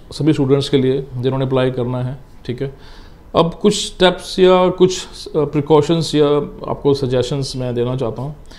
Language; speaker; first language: Hindi; non-native, local second language; Punjabi